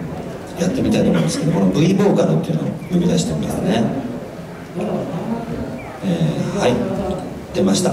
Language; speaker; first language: Japanese; native; Japanese